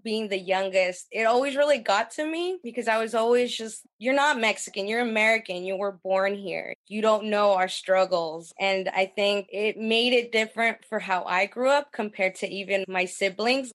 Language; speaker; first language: English; early bilingual, other home language; Spanish